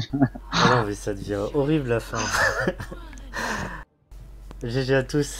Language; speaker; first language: French; native; French